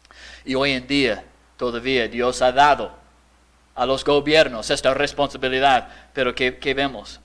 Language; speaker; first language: Spanish; non-native, fluent; English